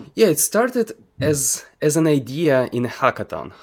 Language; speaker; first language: English; non-native, fluent; Ukrainian